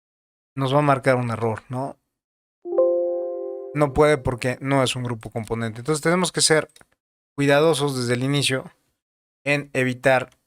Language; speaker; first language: Spanish; native; Spanish